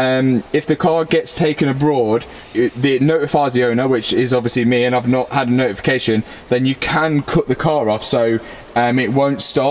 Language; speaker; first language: English; native; English